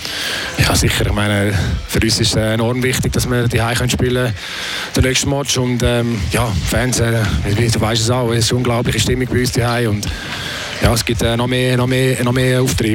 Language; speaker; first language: German; native; German